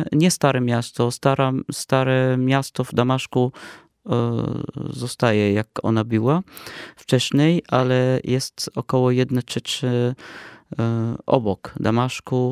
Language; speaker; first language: Polish; non-native, fluent; Arabic